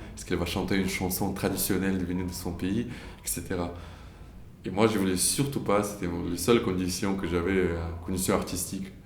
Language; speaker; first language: French; non-native, fluent; Russian